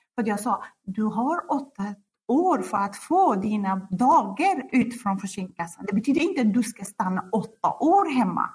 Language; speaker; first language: Swedish; non-native, fluent; Arabic